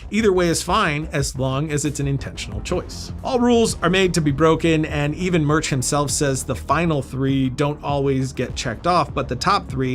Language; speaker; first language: English; native; English